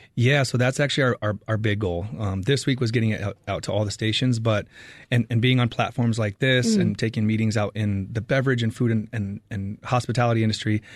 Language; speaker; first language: English; native; English